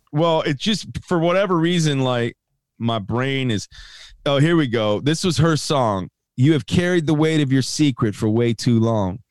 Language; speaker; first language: English; native; English